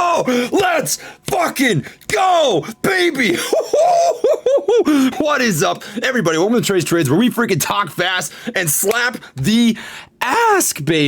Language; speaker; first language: English; native; English